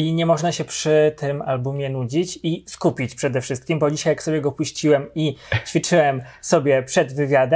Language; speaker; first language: Polish; native; Polish